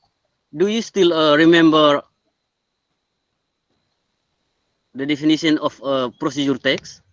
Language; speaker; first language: English; non-native, learner; Indonesian